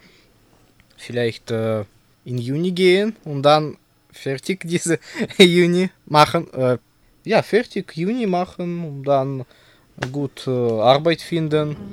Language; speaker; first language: German; non-native, learner; Russian